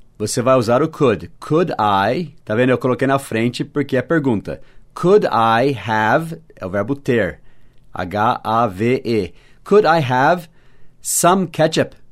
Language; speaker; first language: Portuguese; non-native, fluent; English